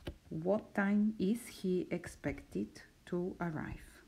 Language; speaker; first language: English; non-native, fluent; Bulgarian